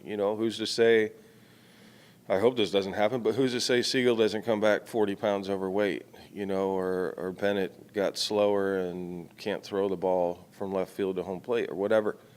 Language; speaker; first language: English; native; English